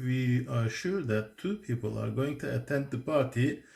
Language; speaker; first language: English; non-native, fluent; Turkish